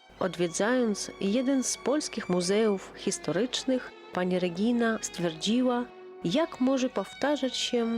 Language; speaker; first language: Polish; non-native, local second language; Ukrainian